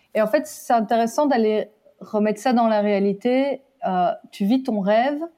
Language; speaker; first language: French; native; French